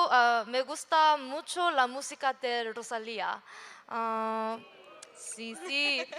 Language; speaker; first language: Spanish; non-native, learner; English